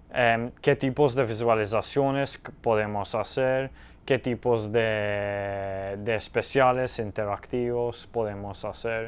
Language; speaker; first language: Spanish; early bilingual, heritage; Spanish